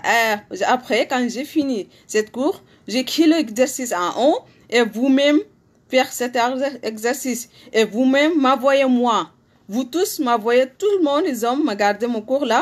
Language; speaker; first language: French; non-native, learner; Arabic